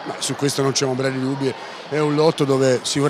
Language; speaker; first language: Italian; native; Italian